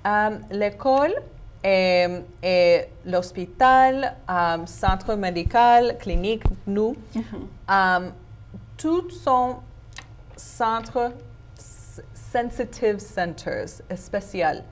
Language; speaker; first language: Haitian Creole; non-native, learner; English